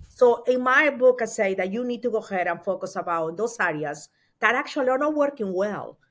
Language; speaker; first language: English; non-native, fluent; Spanish